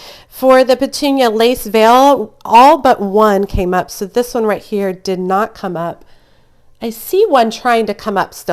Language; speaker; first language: English; native; English